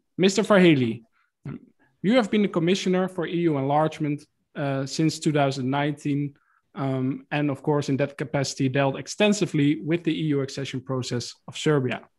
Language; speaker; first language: English; non-native, fluent; Dutch